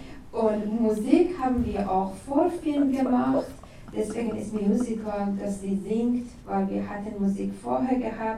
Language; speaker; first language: German; non-native, learner; Persian